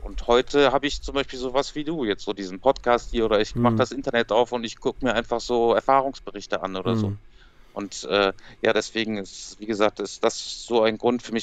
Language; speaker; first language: German; native; German